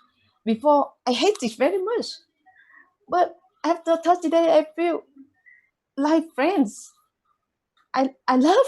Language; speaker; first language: English; non-native, learner; Vietnamese